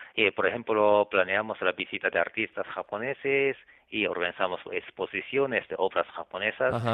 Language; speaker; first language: Spanish; non-native, learner; Japanese